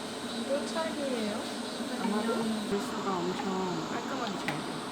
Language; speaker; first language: Korean; non-native, learner; French